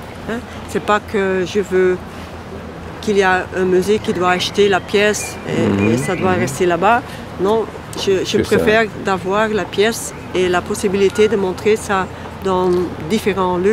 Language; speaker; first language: French; non-native, local second language; Dutch